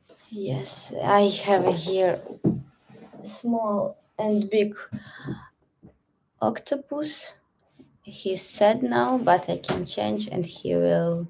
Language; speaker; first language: English; non-native, learner; Russian